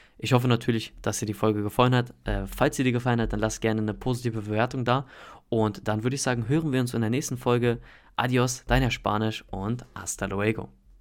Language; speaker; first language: German; native; German